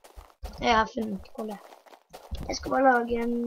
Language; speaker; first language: Swedish; non-native, learner; Norwegian